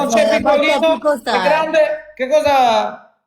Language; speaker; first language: Italian; non-native, learner; Albanian